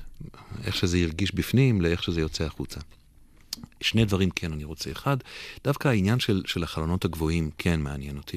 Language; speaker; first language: Hebrew; native; Hebrew